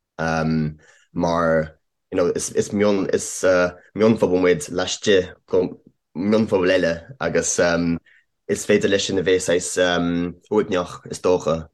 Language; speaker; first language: Irish; non-native, fluent; English